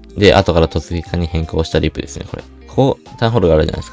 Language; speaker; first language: Japanese; native; Japanese